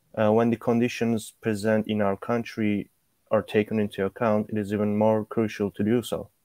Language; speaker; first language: English; non-native, fluent; Turkish